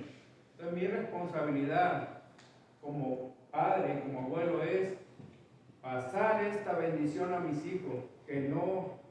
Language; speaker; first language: Spanish; native; Spanish